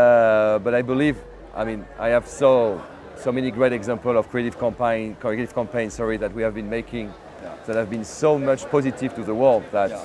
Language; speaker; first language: English; non-native, fluent; French